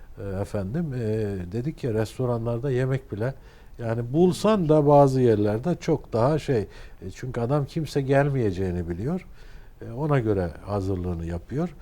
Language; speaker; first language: Turkish; native; Turkish